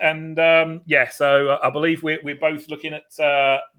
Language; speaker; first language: English; native; English